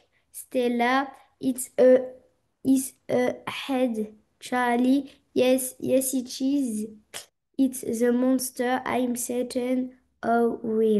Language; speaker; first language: English; non-native, learner; French